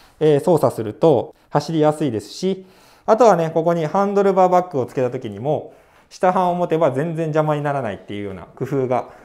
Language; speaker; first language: Japanese; native; Japanese